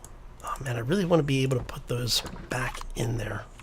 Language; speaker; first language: English; native; English